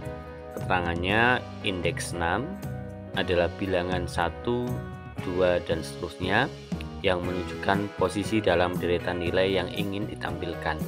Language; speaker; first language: Indonesian; native; Indonesian